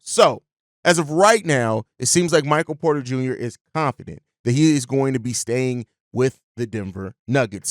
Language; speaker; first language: English; native; English